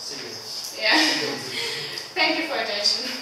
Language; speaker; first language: English; non-native, learner; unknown